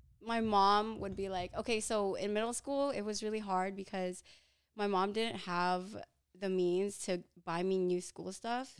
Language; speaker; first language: English; early bilingual, other home language; Filipino